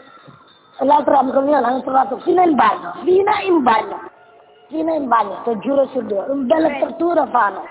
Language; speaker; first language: Italian; non-native, learner; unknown